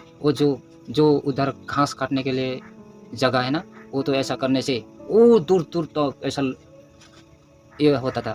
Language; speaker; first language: Hindi; non-native, local second language; Nepali